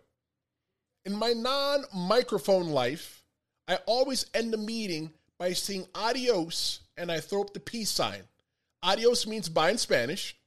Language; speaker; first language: English; native; English